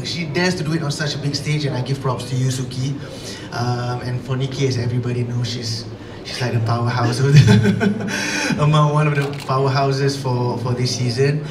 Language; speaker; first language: English; non-native, local second language; Malay